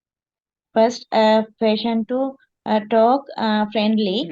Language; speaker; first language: English; non-native, learner; Sinhala